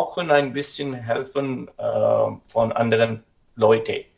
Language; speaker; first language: German; non-native, learner; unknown